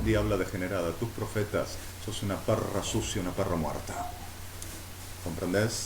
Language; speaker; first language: Spanish; native; Spanish